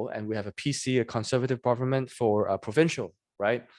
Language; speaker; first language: English; non-native, local second language; Cantonese